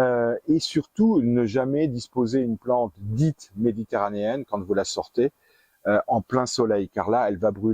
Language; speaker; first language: French; native; French